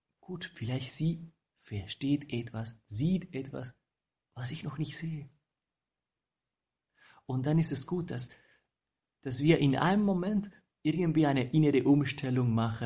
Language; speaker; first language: German; non-native, fluent; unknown